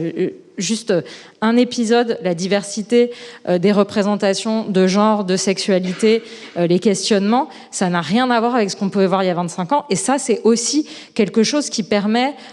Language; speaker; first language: French; native; French